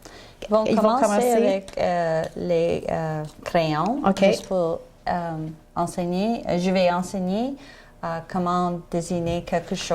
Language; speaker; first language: French; non-native, learner; English